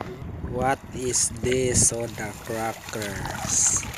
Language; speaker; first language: English; non-native, learner; Cebuano